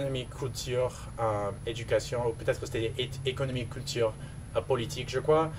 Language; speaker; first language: French; non-native, local second language; English